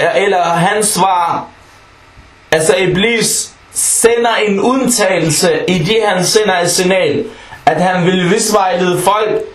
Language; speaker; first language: Danish; non-native, fluent; Arabic